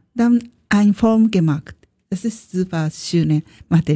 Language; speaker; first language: German; non-native, learner; Japanese